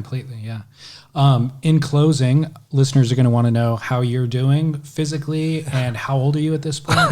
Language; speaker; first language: English; native; English